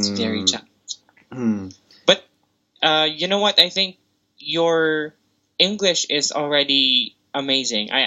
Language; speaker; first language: English; non-native, local second language; Filipino